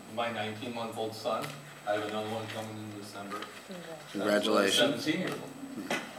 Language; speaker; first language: English; native; English